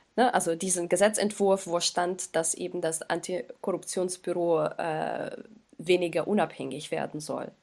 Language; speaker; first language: German; non-native, fluent; Ukrainian